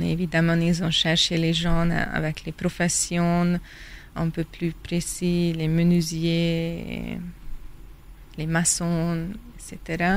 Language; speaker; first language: French; non-native, fluent; Hungarian